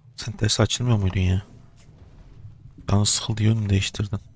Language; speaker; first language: Turkish; native; Turkish